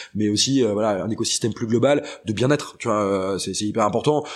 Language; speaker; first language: French; native; French